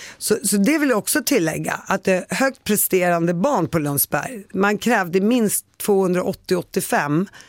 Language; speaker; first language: Swedish; native; Swedish